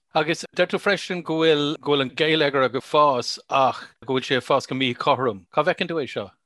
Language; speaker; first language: Irish; non-native, local second language; English